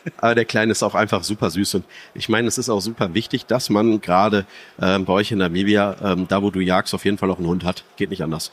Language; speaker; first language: German; native; German